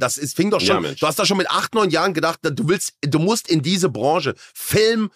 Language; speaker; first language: German; native; German